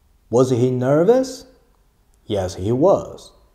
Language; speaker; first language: English; non-native, fluent; Chinese